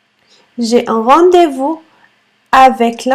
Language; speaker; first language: French; non-native, fluent; Arabic